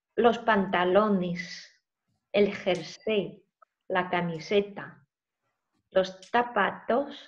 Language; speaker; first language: Spanish; non-native, fluent; Russian